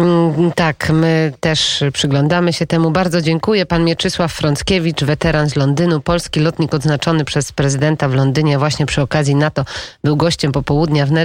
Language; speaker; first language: Polish; native; Polish